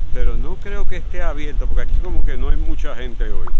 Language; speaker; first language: Spanish; native; Spanish